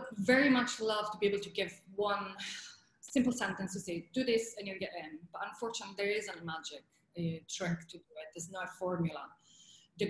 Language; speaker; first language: English; non-native, fluent; Italian